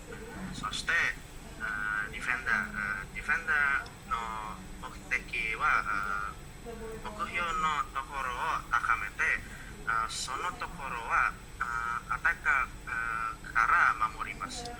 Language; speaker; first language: Japanese; non-native, learner; Indonesian